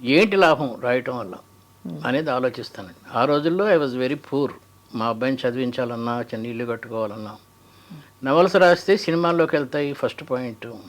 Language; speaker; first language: Telugu; native; Telugu